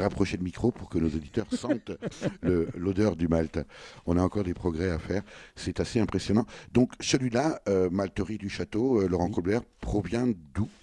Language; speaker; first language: French; native; French